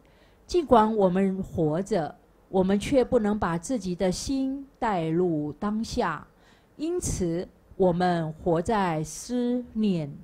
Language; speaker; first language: Chinese; native; Chinese